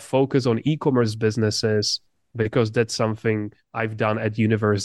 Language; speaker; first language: English; non-native, fluent; Czech